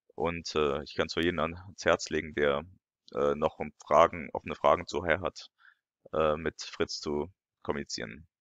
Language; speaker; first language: German; non-native, fluent; French